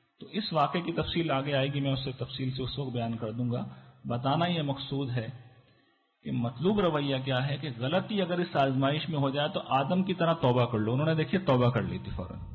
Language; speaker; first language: Urdu; native; Urdu